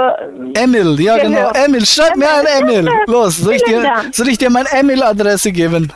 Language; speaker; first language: German; native; German